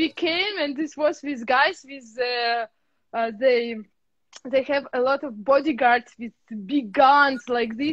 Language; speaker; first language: English; non-native, learner; Russian